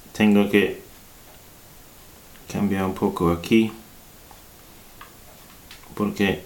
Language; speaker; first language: Spanish; non-native, fluent; English